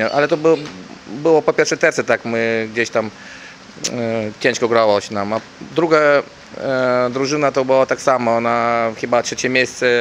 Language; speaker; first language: Polish; non-native, learner; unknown